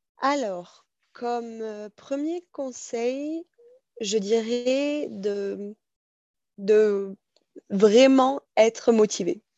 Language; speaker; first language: French; native; French